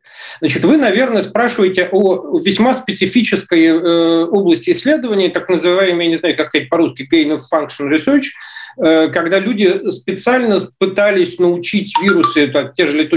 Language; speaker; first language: Russian; native; Russian